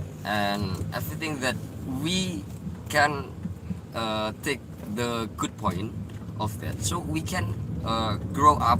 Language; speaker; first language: English; non-native, learner; Indonesian